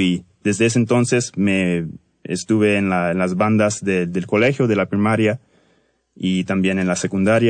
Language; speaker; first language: Spanish; early bilingual, heritage; Spanish